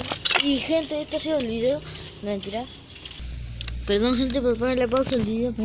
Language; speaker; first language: Spanish; native; Spanish